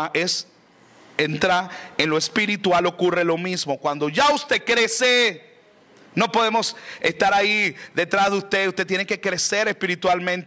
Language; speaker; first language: Spanish; native; Spanish